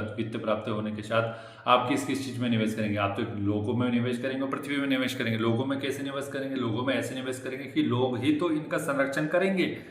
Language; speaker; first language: Hindi; native; Hindi